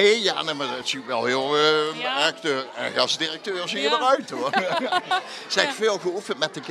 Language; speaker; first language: Dutch; native; Dutch